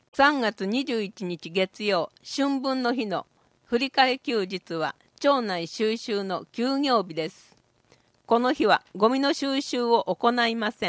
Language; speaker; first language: Japanese; native; Japanese